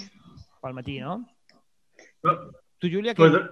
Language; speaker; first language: Catalan; native; Catalan